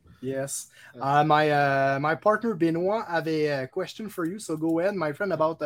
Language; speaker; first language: English; non-native, local second language; French